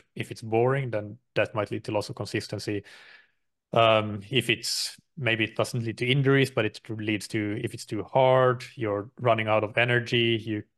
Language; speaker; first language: English; non-native, fluent; Finnish